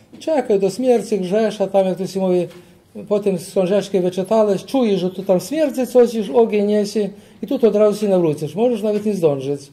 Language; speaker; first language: Polish; early bilingual, heritage; Polish